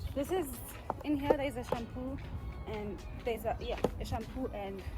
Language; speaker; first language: English; non-native, local second language; Zulu